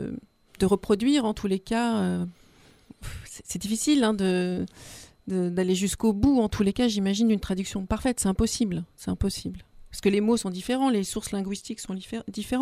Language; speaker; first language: French; native; French